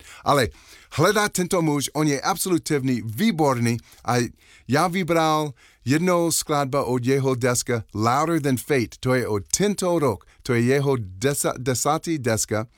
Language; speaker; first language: Czech; non-native, learner; English